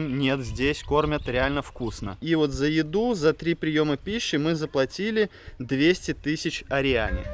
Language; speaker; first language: Russian; native; Russian